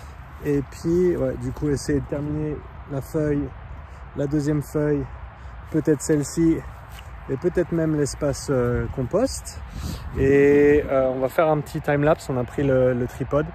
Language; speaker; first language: French; native; French